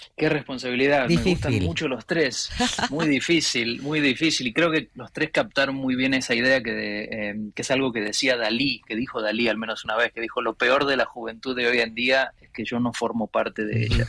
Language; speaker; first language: Spanish; native; Spanish